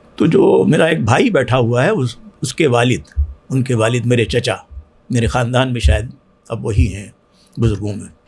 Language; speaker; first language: Urdu; native; Urdu